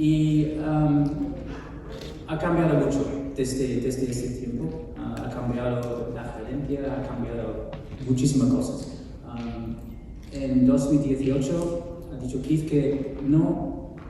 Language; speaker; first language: Spanish; non-native, fluent; English